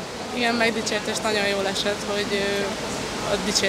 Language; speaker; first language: Hungarian; native; Hungarian